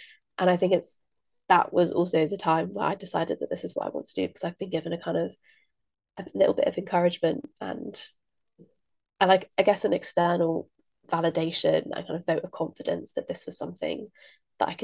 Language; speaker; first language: English; native; English